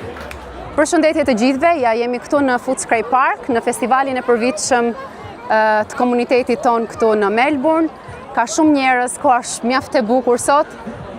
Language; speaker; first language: Albanian; native; Albanian